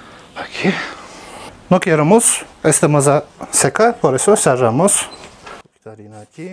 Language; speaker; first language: Spanish; non-native, learner; Turkish